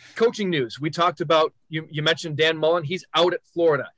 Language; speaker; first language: English; native; English